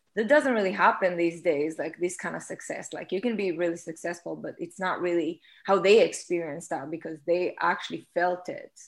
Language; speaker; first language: English; non-native, fluent; Hebrew